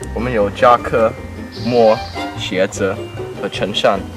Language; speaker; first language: Chinese; non-native, learner; English